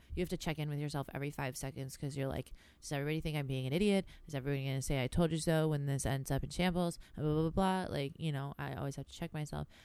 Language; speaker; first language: English; early bilingual, other home language; Greek